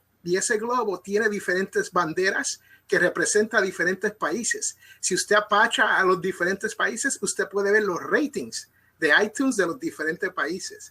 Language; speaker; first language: Spanish; early bilingual, other home language; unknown